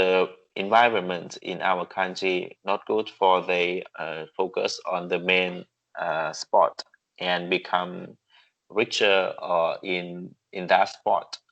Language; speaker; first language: English; non-native, learner; Vietnamese